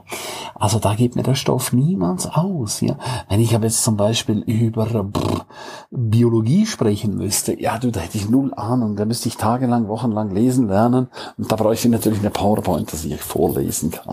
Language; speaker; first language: German; native; German